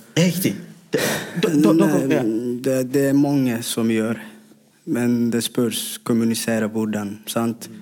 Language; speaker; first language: Norwegian; non-native, fluent; Swahili